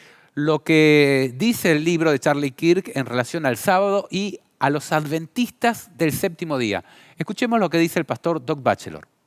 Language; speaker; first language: Spanish; native; Spanish